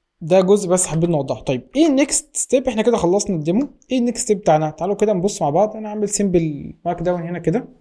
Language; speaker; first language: Arabic; native; Arabic